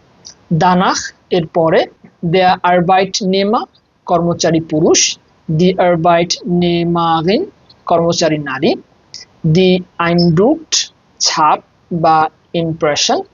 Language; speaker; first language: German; non-native, fluent; Bangla